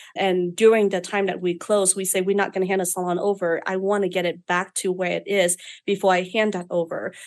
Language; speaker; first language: English; non-native, fluent; Vietnamese